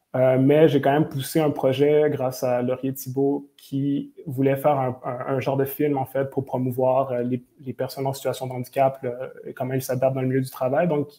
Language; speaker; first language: French; native; French